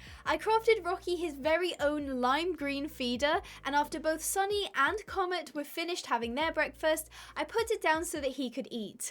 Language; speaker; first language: English; native; English